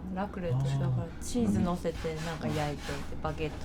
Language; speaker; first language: Japanese; native; Japanese